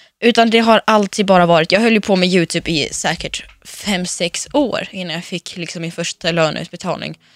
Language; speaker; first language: Swedish; early bilingual, other home language; Russian